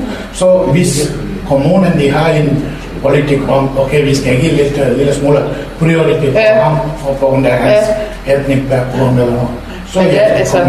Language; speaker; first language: Danish; non-native, fluent; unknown